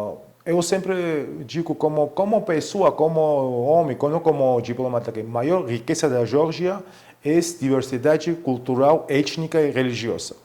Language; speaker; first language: Portuguese; non-native, fluent; Georgian